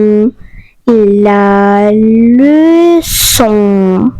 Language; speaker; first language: French; non-native, fluent; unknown